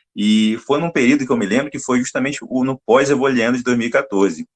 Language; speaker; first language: Portuguese; native; Portuguese